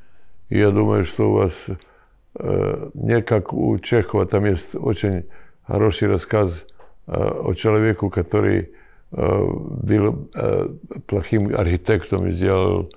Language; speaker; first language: Russian; non-native, learner; Serbian